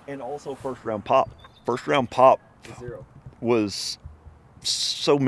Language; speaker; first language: English; native; English